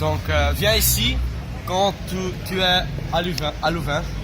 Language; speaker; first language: French; non-native, learner; Dutch